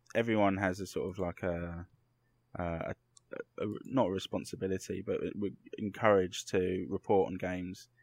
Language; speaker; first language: English; native; English